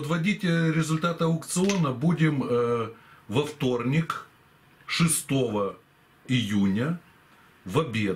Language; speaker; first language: Russian; native; Russian